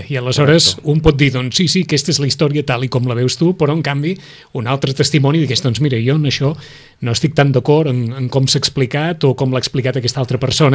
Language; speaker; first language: Catalan; native; Catalan